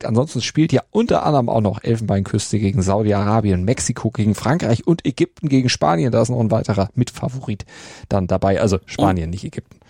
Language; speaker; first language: German; native; German